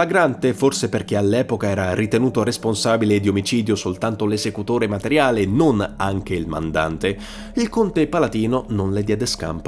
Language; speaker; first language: Italian; native; Italian